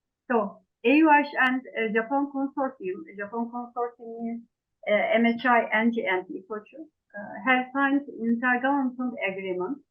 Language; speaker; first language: English; non-native, fluent; Turkish